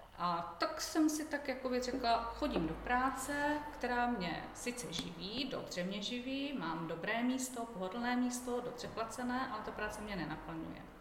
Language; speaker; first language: Czech; native; Czech